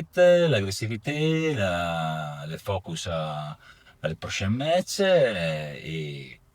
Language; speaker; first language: French; non-native, learner; Italian